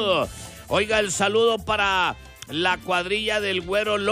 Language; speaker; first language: Spanish; native; Spanish